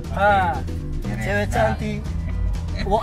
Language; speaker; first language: Chinese; non-native, learner; Indonesian